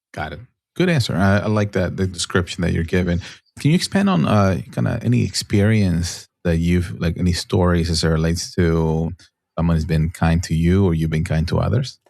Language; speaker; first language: English; non-native, fluent; Spanish